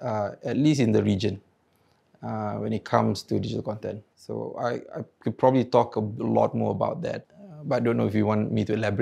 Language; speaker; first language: English; non-native, local second language; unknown